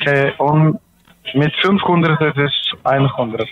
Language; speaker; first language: German; non-native, learner; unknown